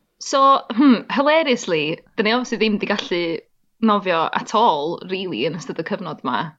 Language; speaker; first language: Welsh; native; Welsh